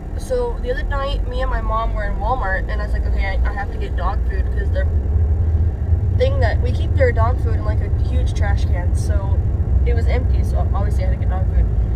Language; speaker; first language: English; native; English